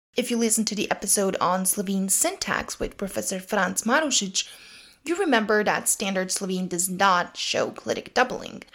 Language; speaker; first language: English; non-native, fluent; Serbian